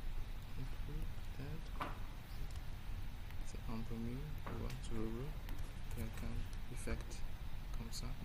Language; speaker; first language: French; non-native, learner; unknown